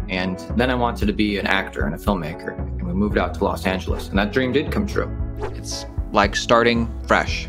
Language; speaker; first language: English; native; English